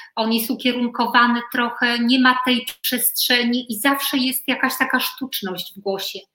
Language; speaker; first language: Polish; native; Polish